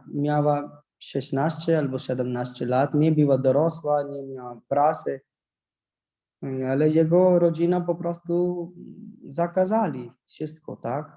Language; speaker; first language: Polish; non-native, learner; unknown